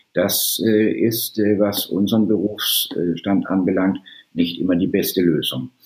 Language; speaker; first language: German; native; German